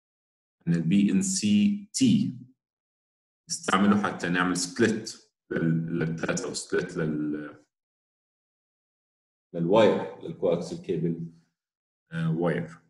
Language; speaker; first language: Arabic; native; Arabic